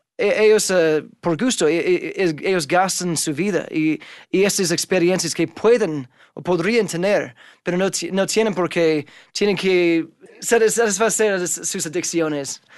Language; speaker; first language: Spanish; non-native, fluent; English